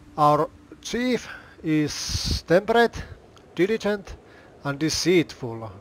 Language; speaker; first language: English; non-native, fluent; Finnish